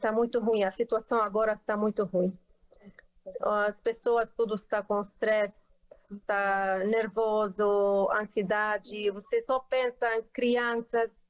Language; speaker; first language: Portuguese; non-native, fluent; Arabic